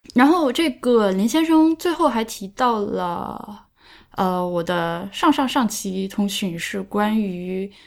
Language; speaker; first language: Chinese; native; Chinese